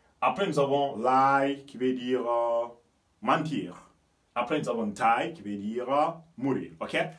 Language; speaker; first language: French; non-native, local second language; Fula